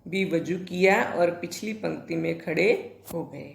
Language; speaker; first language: Hindi; non-native, local second language; Gujarati